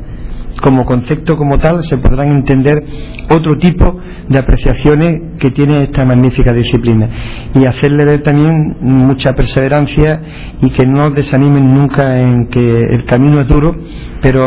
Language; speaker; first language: Spanish; native; Spanish